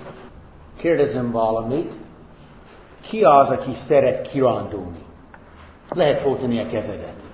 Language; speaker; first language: Hungarian; non-native, fluent; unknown